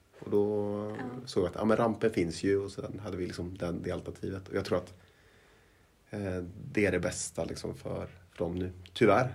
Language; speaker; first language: Swedish; native; Swedish